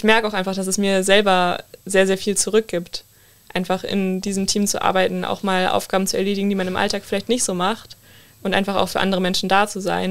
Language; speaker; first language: German; native; German